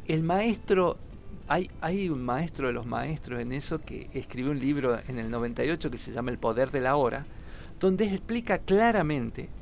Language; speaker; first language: Spanish; native; Spanish